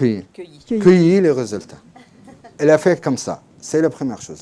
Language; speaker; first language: French; non-native, learner; Arabic